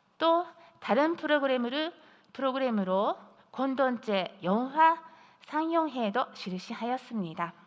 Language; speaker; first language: Korean; non-native, fluent; Japanese